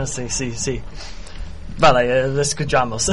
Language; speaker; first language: Spanish; non-native, learner; English